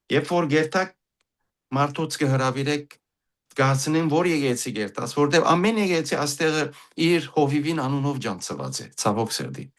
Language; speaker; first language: Armenian; early bilingual, heritage; Armenian